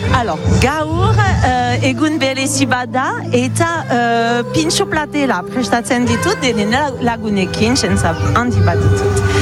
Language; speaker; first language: Basque; non-native, local second language; French